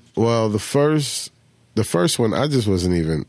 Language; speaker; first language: English; native; English